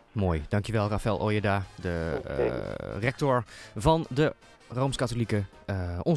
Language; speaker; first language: Dutch; native; Dutch